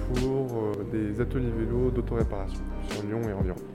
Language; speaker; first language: French; native; French